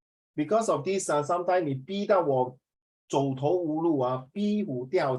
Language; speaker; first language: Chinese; native; Chinese